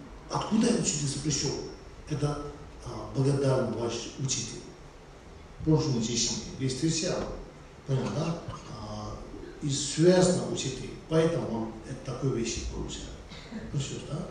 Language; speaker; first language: Russian; non-native, learner; Tibetan